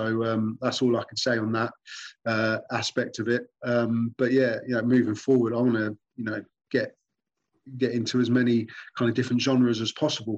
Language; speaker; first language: English; native; English